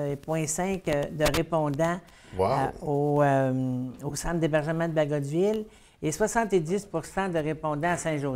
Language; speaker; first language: French; native; French